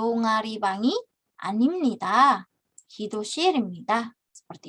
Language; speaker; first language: Korean; non-native, fluent; Indonesian